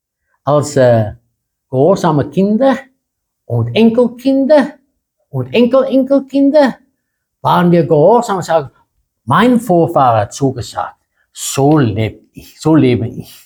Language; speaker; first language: German; non-native, fluent; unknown